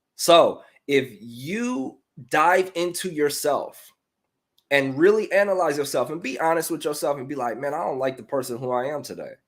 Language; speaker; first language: English; native; English